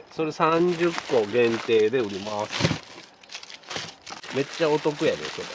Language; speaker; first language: Japanese; native; Japanese